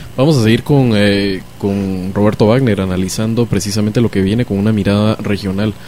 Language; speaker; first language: Spanish; native; Spanish